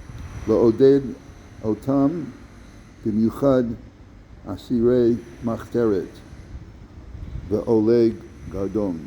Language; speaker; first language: Hebrew; non-native, fluent; English